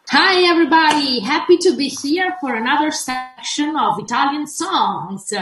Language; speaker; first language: English; non-native, fluent; Italian